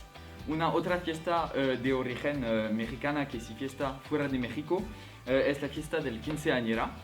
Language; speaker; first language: Spanish; non-native, learner; French